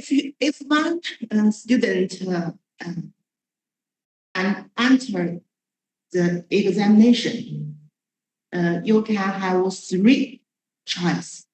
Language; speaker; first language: English; non-native, learner; Chinese